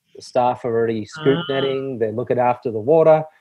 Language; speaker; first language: English; native; English